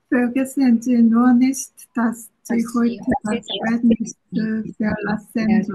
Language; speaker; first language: German; non-native, learner; Korean